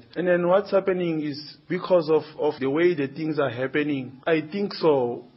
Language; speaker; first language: English; non-native, learner; Portuguese